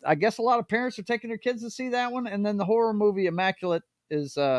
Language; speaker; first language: English; native; English